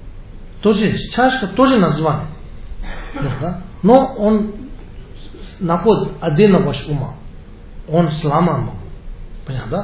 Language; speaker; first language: Russian; non-native, learner; Tibetan